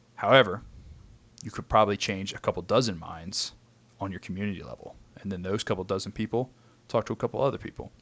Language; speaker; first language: English; native; English